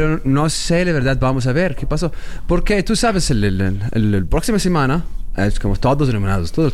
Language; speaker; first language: Spanish; non-native, learner; Arabic